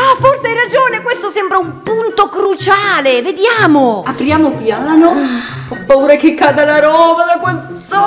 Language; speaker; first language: Italian; native; Italian